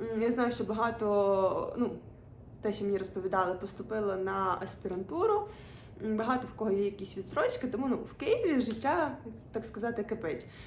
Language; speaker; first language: Ukrainian; non-native, local second language; Russian